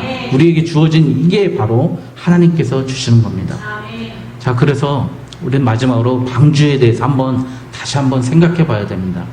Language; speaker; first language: Korean; native; Korean